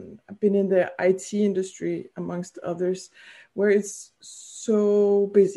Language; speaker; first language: English; non-native, fluent; Danish